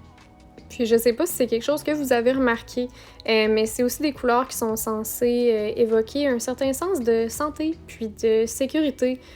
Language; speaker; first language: French; native; French